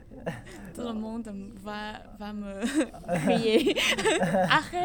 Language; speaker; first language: French; non-native, learner; Chinese